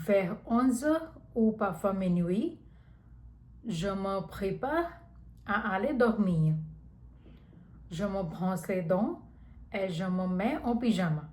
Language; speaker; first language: French; non-native, learner; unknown